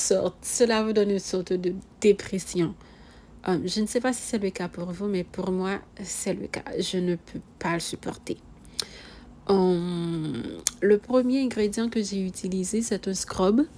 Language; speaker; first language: French; non-native, local second language; Haitian Creole